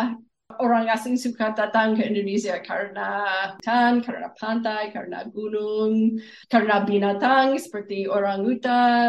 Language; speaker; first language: Indonesian; non-native, fluent; English